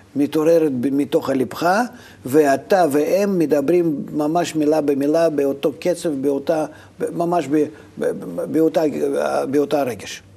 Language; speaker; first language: Hebrew; non-native, fluent; Russian